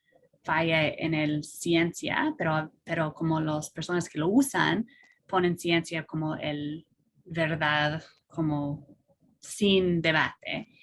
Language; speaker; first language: Spanish; non-native, fluent; English